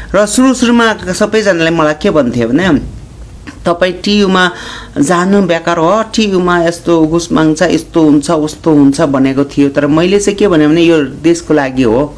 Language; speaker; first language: Nepali; non-native, local second language; Sherpa